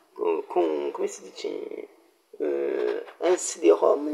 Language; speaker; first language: Italian; non-native, learner; French